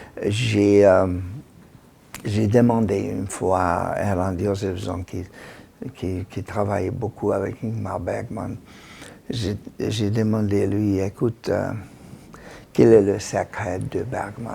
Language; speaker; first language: French; non-native, learner; Hungarian